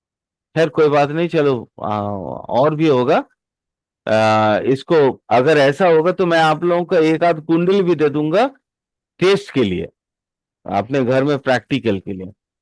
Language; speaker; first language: Hindi; native; Hindi